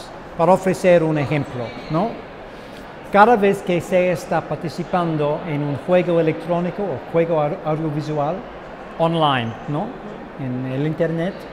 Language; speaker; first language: Spanish; non-native, fluent; English